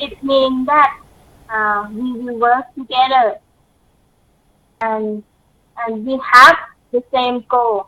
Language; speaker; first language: English; non-native, learner; Thai